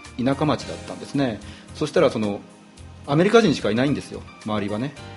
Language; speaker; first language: Japanese; native; Japanese